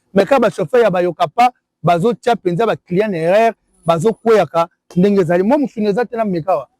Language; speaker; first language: Lingala; native; Lingala